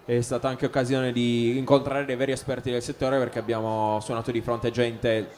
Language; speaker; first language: Italian; native; Italian